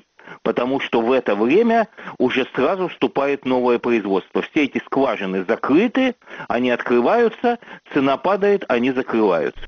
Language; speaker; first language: Russian; native; Russian